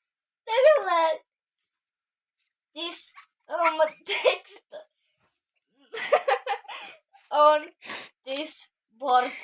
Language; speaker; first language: English; non-native, learner; Czech